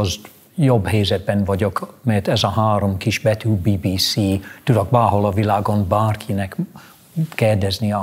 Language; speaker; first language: Hungarian; non-native, fluent; English